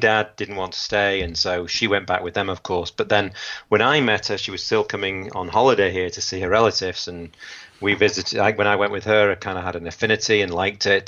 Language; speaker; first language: English; native; English